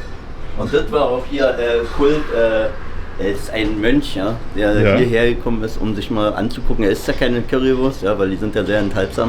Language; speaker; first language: German; native; German